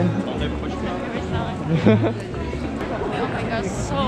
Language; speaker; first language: English; non-native, learner; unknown